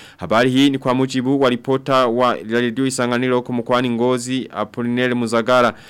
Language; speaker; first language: Swahili; non-native, local second language; Rundi